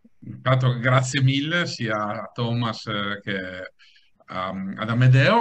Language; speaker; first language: Italian; native; Italian